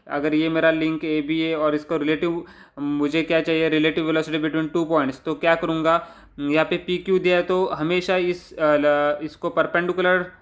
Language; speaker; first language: Hindi; non-native, local second language; Marathi